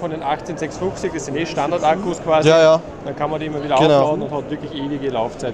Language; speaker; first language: German; native; German